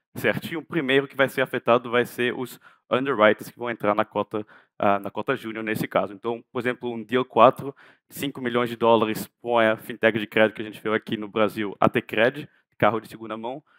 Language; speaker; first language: Portuguese; non-native, fluent; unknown